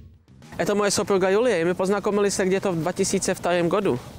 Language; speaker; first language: Russian; non-native, learner; Czech